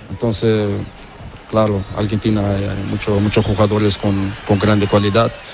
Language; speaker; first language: Spanish; non-native, learner; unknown